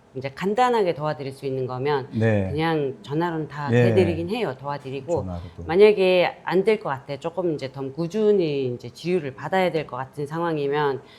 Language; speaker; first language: Korean; non-native, fluent; Mongolian